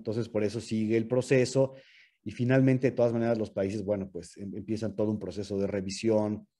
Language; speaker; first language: Spanish; native; Spanish